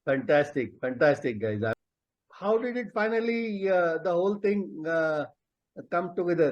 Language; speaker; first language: English; non-native, local second language; Telugu